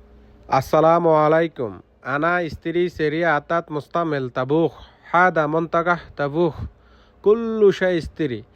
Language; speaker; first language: Arabic; non-native, learner; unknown